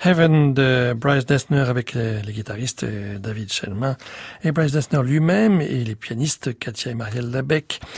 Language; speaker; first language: French; native; French